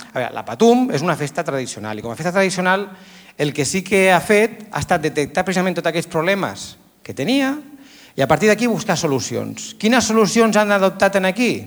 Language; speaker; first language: Catalan; native; Catalan